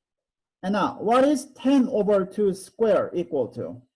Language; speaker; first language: English; non-native, fluent; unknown